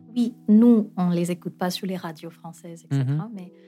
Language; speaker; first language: French; non-native, fluent; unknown